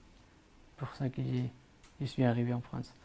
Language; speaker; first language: French; non-native, learner; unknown